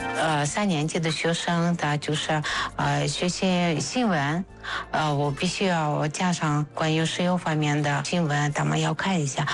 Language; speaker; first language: Chinese; non-native, learner; Russian